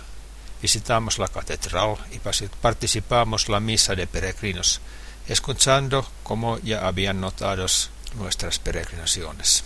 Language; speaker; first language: Spanish; non-native, fluent; Finnish